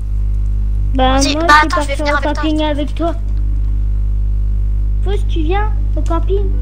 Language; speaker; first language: French; native; French